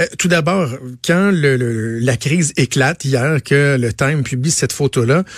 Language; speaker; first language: French; native; French